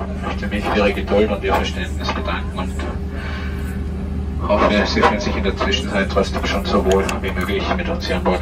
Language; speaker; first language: German; native; German